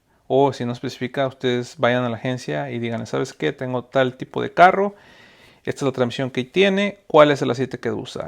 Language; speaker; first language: Spanish; native; Spanish